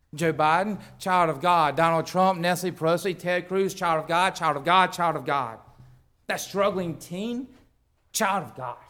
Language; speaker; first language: English; native; English